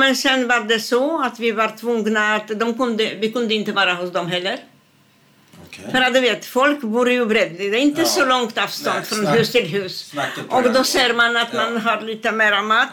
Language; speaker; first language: Swedish; non-native, fluent; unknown